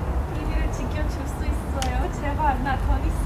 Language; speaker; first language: Korean; non-native, learner; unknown